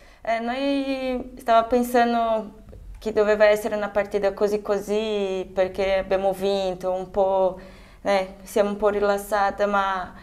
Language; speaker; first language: Italian; non-native, fluent; Portuguese